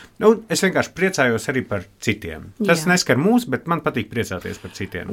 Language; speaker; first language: Latvian; native; Latvian